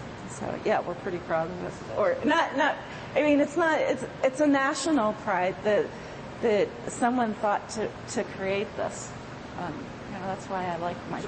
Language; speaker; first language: English; native; English